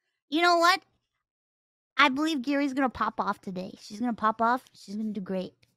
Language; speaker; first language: English; early bilingual, other home language; Spanish